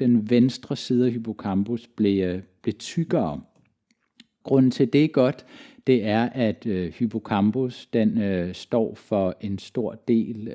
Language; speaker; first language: Danish; native; Danish